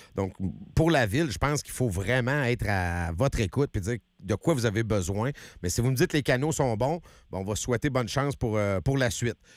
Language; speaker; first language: French; native; French